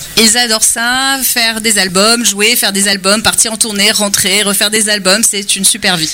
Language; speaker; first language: French; native; French